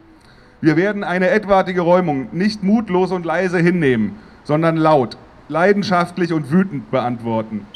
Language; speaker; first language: German; native; German